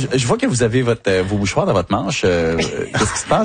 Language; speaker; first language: French; native; French